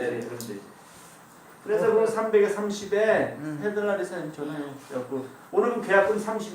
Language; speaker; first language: Korean; native; Korean